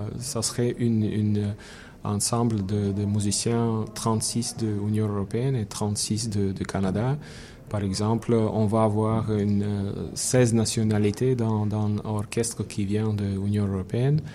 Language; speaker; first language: French; non-native, fluent; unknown